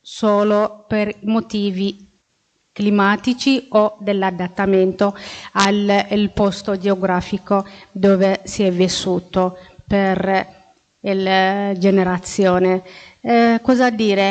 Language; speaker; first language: Italian; non-native, fluent; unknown